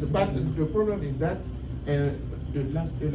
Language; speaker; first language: English; non-native, learner; French